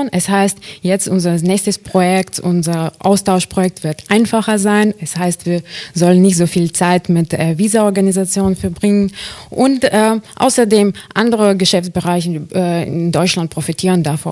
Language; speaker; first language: German; non-native, fluent; Ukrainian